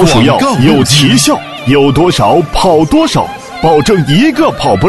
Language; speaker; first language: Chinese; native; Chinese